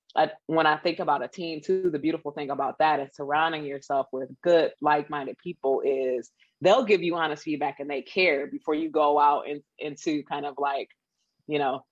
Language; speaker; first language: English; native; English